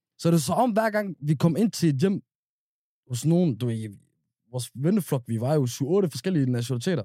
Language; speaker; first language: Danish; early bilingual, other home language; Somali